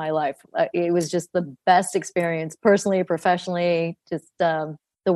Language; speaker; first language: English; early bilingual, other home language; Greek